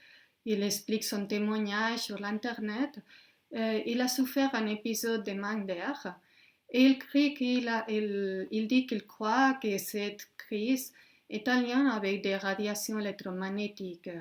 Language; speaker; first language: French; non-native, fluent; Spanish